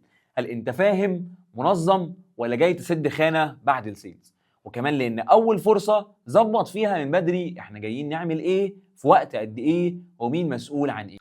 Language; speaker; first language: Arabic; native; Arabic